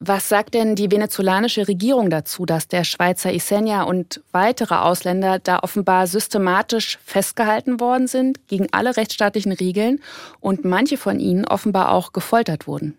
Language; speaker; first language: German; native; German